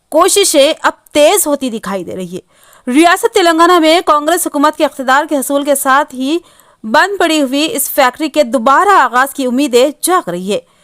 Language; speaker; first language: Hindi; non-native, local second language; Urdu